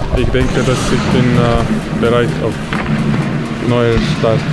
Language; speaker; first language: German; non-native, learner; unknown